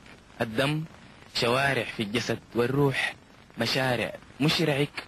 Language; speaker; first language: Arabic; native; Arabic